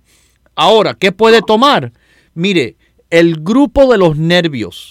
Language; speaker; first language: Spanish; native; Spanish